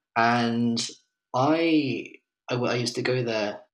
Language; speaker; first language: English; native; English